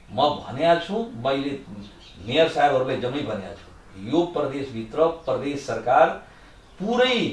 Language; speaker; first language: Nepali; non-native, local second language; Bhojpuri